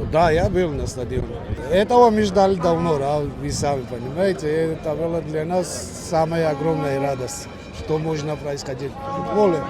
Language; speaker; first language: Russian; non-native, local second language; Georgian